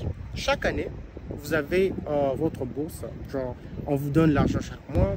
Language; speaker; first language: French; non-native, local second language; Lingala